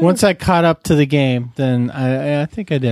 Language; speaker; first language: English; native; English